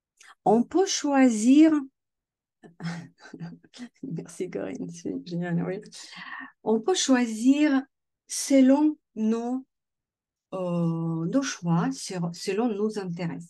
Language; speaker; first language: French; non-native, fluent; Russian